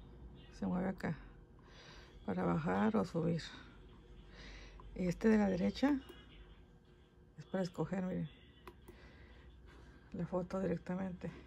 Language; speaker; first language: Spanish; native; Spanish